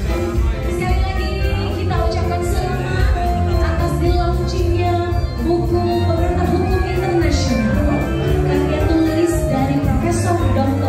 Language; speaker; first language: Indonesian; native; Indonesian